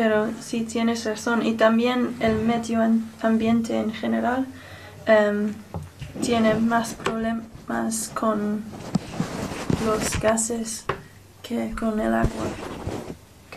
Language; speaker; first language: Spanish; non-native, learner; English